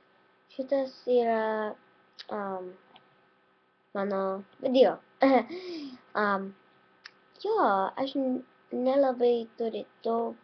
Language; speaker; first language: Lithuanian; early bilingual, heritage; Lithuanian